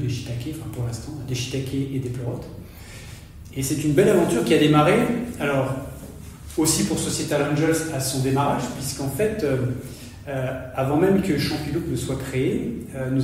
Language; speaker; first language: French; native; French